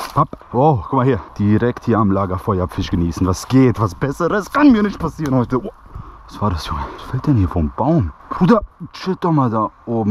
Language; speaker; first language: German; early bilingual, other home language; Bosnian